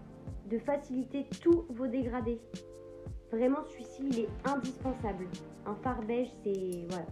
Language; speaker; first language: French; native; French